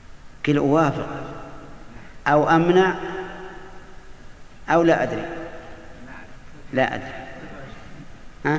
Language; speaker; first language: Arabic; native; Arabic